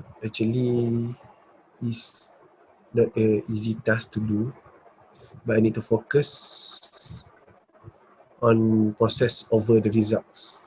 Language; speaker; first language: English; non-native, learner; Malay